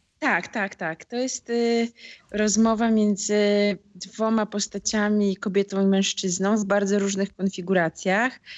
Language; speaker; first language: Polish; native; Polish